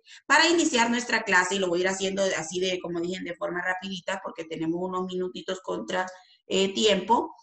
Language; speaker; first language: Spanish; native; Spanish